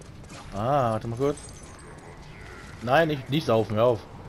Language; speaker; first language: German; native; German